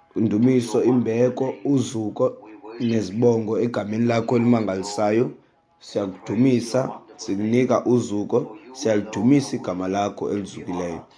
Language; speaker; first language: Xhosa; non-native, local second language; Zulu